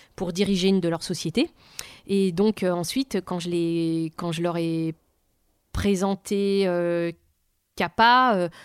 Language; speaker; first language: French; native; French